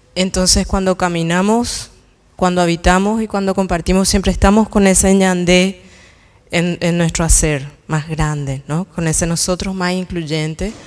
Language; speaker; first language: Spanish; native; Spanish